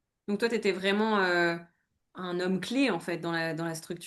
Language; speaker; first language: French; native; French